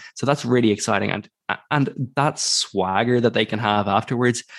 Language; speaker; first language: English; native; English